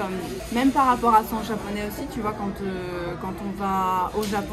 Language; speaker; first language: French; native; French